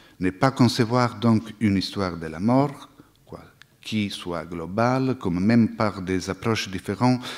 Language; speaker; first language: French; non-native, fluent; Italian